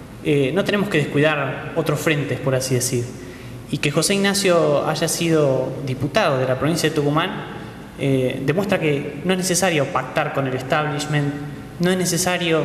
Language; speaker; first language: Spanish; native; Spanish